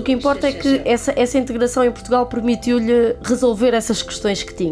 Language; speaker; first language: Portuguese; native; Portuguese